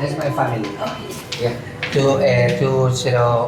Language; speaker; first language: English; non-native, learner; Spanish